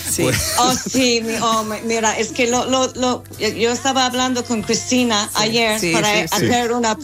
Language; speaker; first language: Spanish; non-native, learner; English